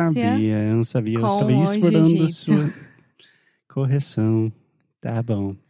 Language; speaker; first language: Portuguese; non-native, fluent; English